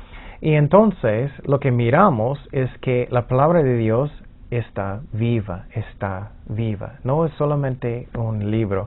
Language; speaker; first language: Spanish; non-native, fluent; English